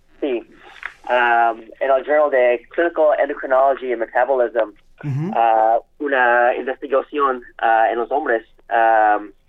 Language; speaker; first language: Spanish; non-native, learner; English